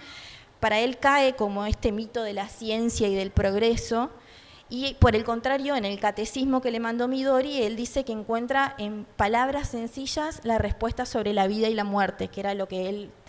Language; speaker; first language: Spanish; native; Spanish